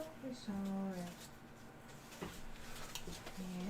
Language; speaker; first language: English; native; English